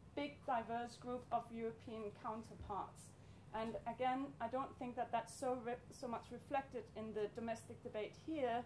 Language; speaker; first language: English; non-native, fluent; Danish